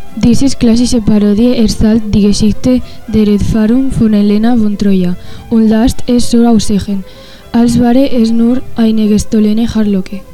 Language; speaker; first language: German; non-native, learner; Spanish